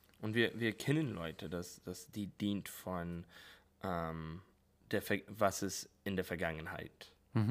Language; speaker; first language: German; non-native, learner; English